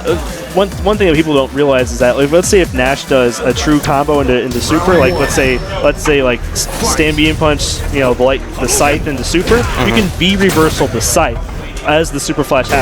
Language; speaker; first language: English; native; English